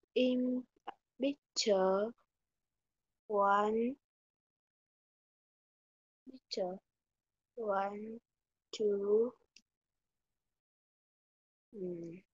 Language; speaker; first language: English; non-native, learner; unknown